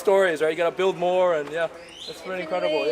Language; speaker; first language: English; early bilingual, other home language; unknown